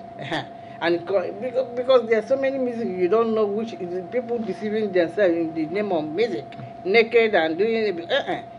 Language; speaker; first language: English; non-native, local second language; Igbo